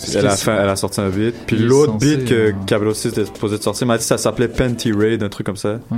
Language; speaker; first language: French; non-native, local second language; Arabic